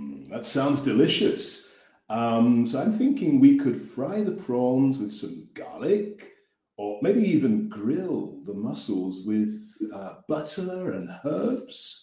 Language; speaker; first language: English; native; English